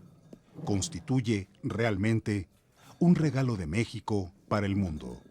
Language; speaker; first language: Spanish; native; Spanish